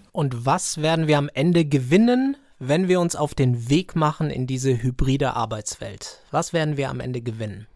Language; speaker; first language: German; native; German